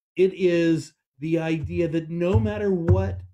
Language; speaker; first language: English; native; English